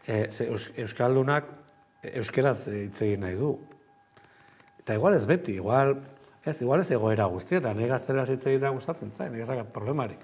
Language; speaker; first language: Basque; native; Basque